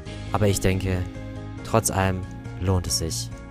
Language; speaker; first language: German; native; German